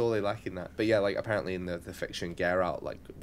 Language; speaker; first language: English; native; English